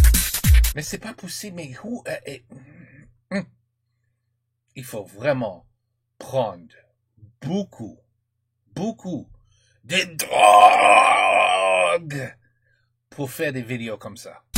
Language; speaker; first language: French; non-native, learner; English